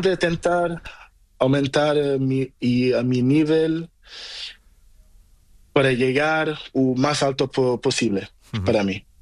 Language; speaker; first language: Spanish; non-native, learner; Portuguese